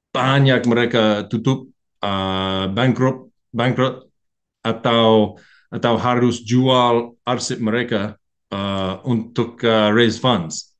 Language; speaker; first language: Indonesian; non-native, learner; English